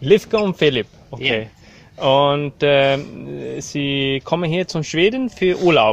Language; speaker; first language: German; non-native, learner; Swedish